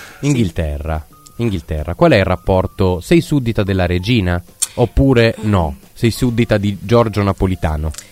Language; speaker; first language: Italian; native; Italian